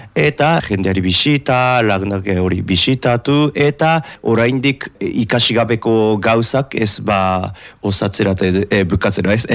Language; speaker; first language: Basque; non-native, fluent; Japanese